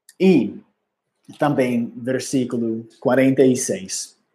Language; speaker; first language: Portuguese; non-native, learner; English